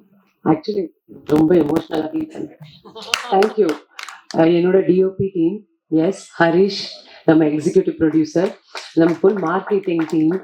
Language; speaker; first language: Tamil; non-native, fluent; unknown